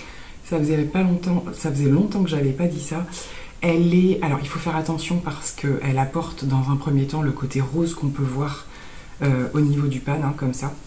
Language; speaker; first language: French; native; French